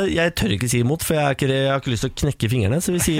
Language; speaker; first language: Norwegian; native; Norwegian